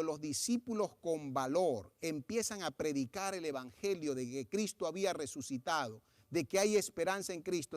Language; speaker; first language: Spanish; native; Spanish